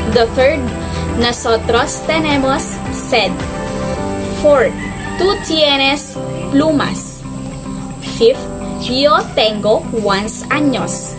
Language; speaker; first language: Spanish; non-native, learner; Filipino